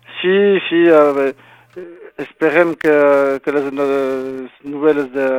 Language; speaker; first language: Catalan; non-native, local second language; French